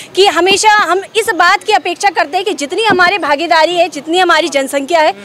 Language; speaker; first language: Hindi; native; Hindi